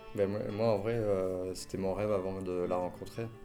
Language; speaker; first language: French; native; French